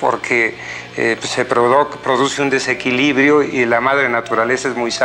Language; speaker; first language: Spanish; native; Spanish